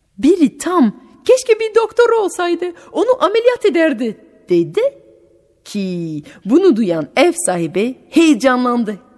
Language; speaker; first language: Turkish; non-native, fluent; French